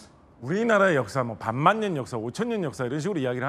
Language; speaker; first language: Korean; native; Korean